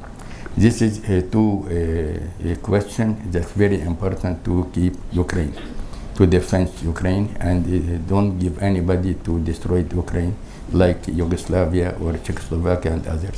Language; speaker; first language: English; non-native, learner; Crimean Tatar